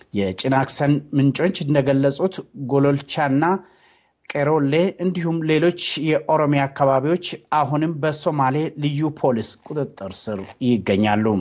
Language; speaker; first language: Amharic; non-native, local second language; Oromo